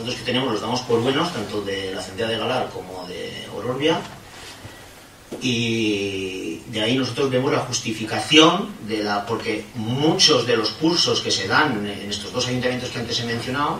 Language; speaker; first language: Spanish; native; Spanish